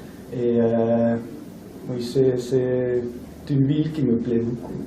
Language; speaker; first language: French; non-native, local second language; German